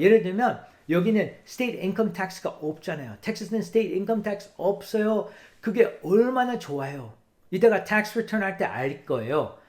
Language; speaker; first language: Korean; early bilingual, heritage; English